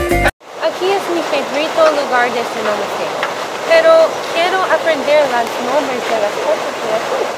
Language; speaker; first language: Spanish; non-native, learner; English